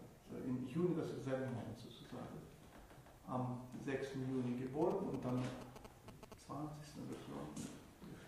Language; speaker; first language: German; non-native, fluent; Russian